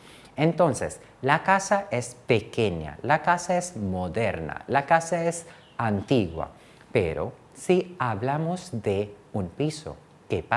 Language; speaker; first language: Spanish; non-native, fluent; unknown